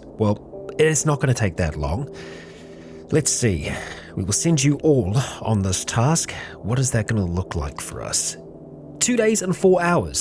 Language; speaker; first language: English; native; English